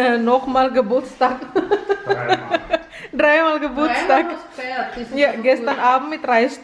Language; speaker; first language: German; non-native, local second language; Indonesian